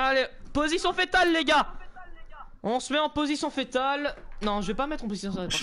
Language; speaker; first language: French; native; French